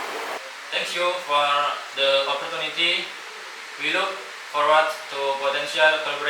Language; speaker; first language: English; non-native, learner; Indonesian